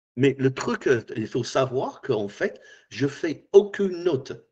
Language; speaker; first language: French; non-native, learner; English